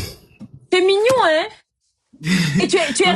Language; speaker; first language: French; native; French